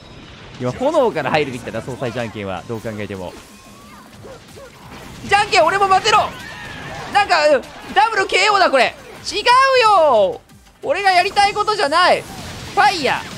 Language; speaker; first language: Japanese; native; Japanese